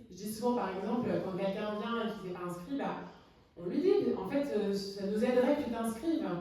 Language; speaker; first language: French; native; French